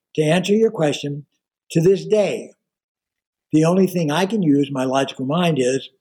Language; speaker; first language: English; native; English